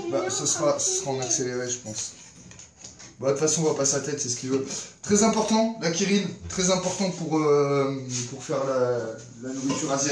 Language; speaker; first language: French; native; French